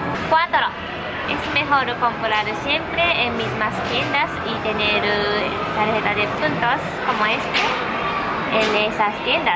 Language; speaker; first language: Spanish; non-native, learner; Japanese